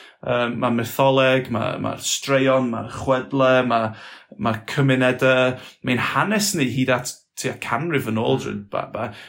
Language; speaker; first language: Welsh; non-native, local second language; English